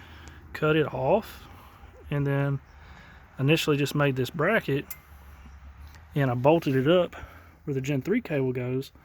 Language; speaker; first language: English; native; English